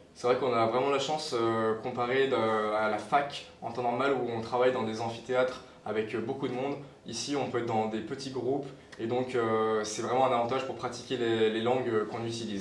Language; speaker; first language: French; native; French